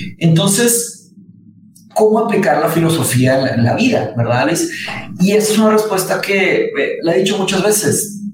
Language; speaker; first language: Spanish; early bilingual, other home language; Portuguese